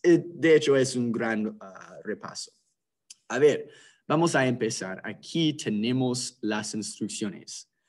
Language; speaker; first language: Spanish; non-native, fluent; English